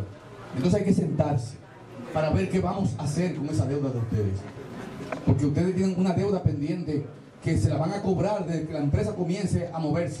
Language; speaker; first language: Spanish; native; Spanish